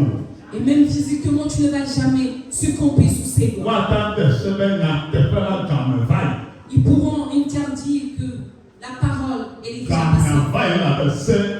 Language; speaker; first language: French; non-native, local second language; Ewe